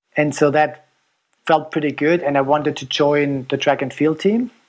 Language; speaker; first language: English; non-native, fluent; German